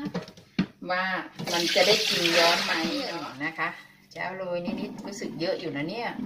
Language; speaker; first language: Thai; native; Thai